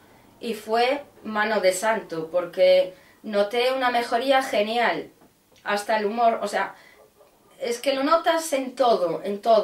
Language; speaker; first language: Spanish; native; Spanish